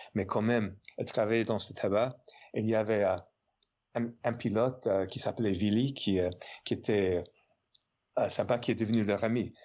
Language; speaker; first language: French; non-native, fluent; English